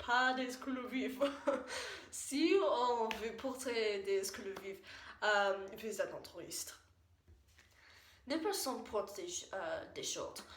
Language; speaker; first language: French; non-native, learner; English